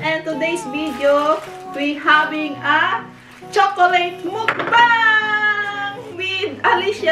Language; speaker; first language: English; non-native, learner; Filipino